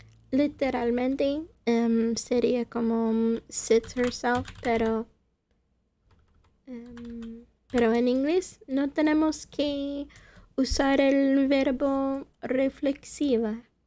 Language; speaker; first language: Spanish; non-native, fluent; English